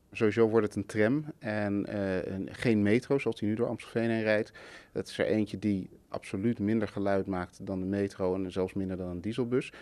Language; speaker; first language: Dutch; native; Dutch